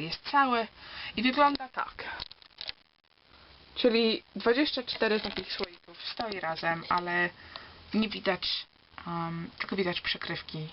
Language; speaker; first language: Polish; early bilingual, heritage; Polish